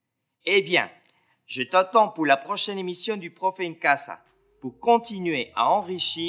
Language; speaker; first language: French; non-native, fluent; Spanish